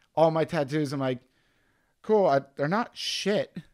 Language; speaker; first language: English; native; English